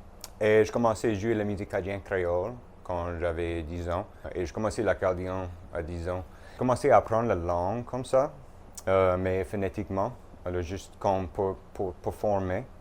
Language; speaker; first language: French; non-native, local second language; English